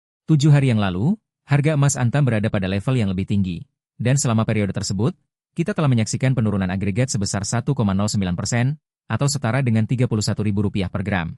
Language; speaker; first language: Indonesian; native; Indonesian